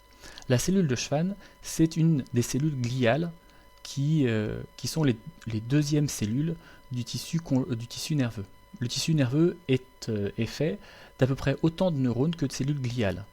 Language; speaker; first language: French; native; French